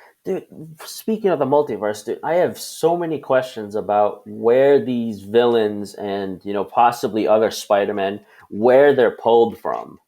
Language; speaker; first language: English; native; English